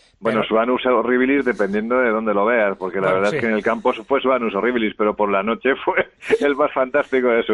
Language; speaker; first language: Spanish; native; Spanish